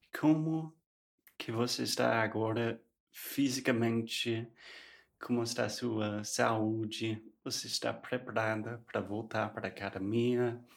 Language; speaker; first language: Portuguese; non-native, fluent; English